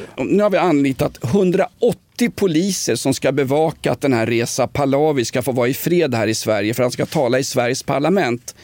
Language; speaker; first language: Swedish; native; Swedish